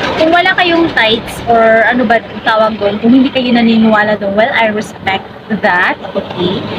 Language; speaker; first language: Filipino; non-native, local second language; Cebuano